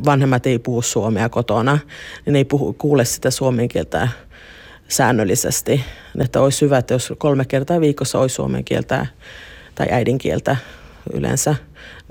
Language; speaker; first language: Finnish; early bilingual, heritage; Finnish